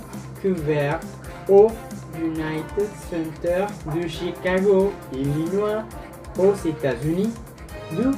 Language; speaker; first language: French; non-native, learner; Spanish